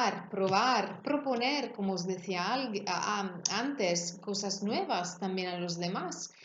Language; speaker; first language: Spanish; non-native, fluent; Italian